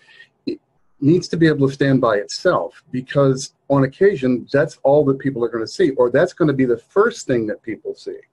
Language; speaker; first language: English; native; English